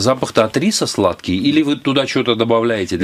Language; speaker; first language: Russian; native; Russian